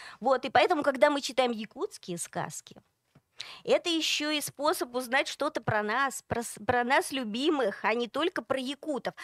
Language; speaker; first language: Russian; native; Russian